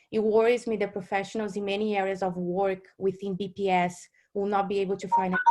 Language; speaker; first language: English; non-native, fluent; Portuguese